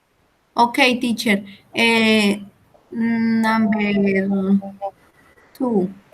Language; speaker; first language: English; non-native, learner; Spanish